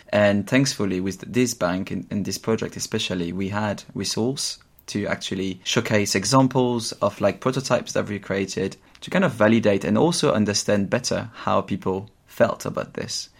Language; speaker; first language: English; non-native, fluent; French